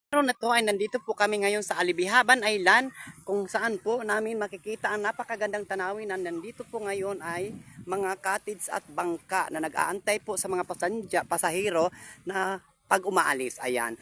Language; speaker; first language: Filipino; non-native, local second language; Masbatenyo